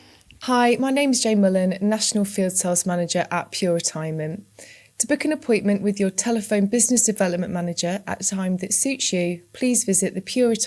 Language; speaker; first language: English; native; English